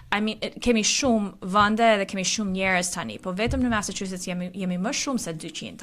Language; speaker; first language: Albanian; early bilingual, heritage; Albanian